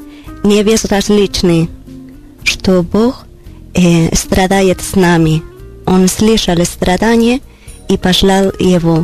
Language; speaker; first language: Russian; non-native, learner; Spanish